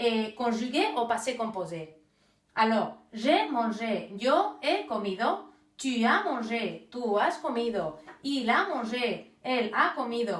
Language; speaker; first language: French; non-native, fluent; Basque